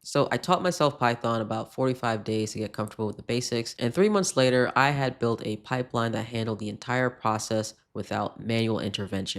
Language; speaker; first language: English; native; English